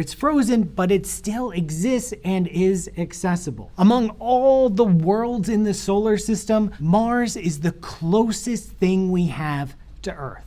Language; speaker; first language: English; native; English